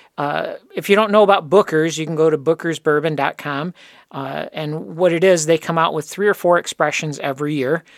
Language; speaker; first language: English; native; English